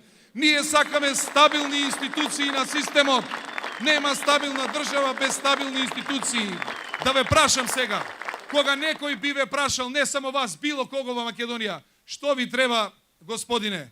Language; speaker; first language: Macedonian; native; Macedonian